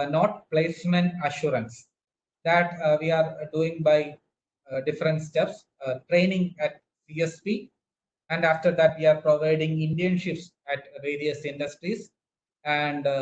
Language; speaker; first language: English; non-native, local second language; Malayalam